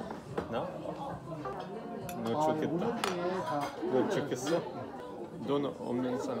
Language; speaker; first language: Korean; non-native, learner; French